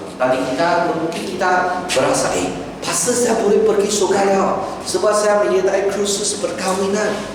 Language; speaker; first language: Malay; non-native, local second language; Chinese